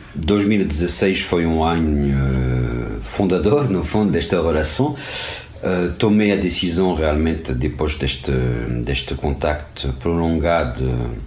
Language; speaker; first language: Portuguese; non-native, fluent; French